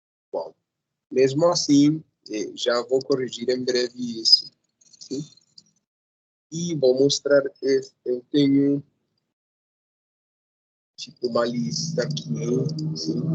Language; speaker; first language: Portuguese; non-native, fluent; Spanish